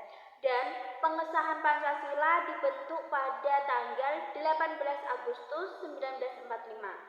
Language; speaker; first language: Indonesian; native; Indonesian